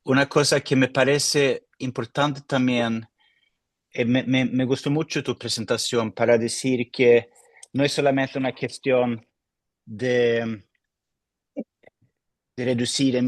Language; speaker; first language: Spanish; non-native, fluent; Swedish